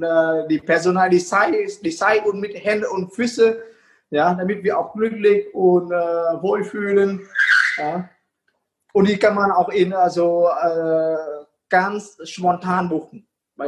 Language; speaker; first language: German; non-native, fluent; Vietnamese